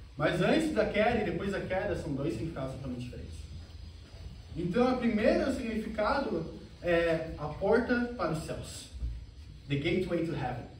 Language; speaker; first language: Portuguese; native; Portuguese